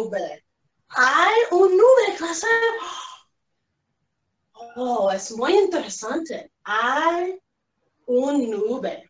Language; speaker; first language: Spanish; non-native, fluent; English